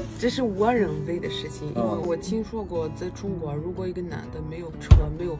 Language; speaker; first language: Chinese; non-native, fluent; French